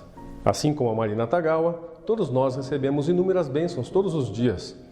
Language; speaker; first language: Portuguese; native; Portuguese